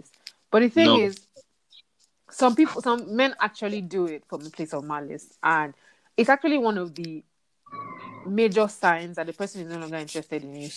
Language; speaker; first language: English; non-native, local second language; Yoruba